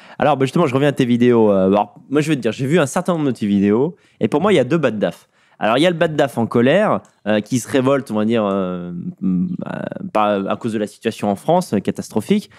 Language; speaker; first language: French; native; French